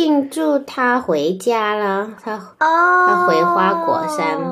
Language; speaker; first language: Chinese; native; Chinese